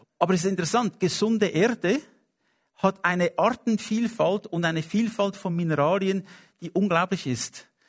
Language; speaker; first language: German; non-native, fluent; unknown